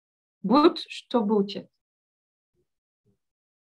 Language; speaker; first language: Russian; non-native, learner; French